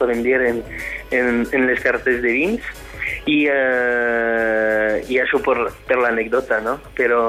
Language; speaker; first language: Catalan; non-native, fluent; French